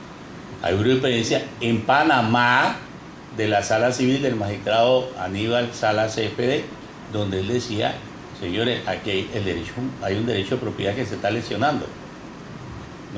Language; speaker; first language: Spanish; native; Spanish